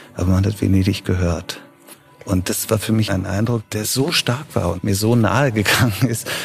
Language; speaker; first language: German; native; German